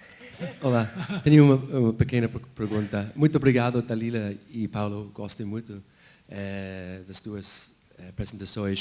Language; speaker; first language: Portuguese; non-native, fluent; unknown